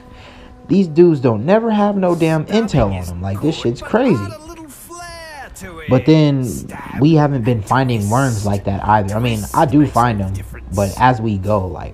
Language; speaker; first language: English; native; English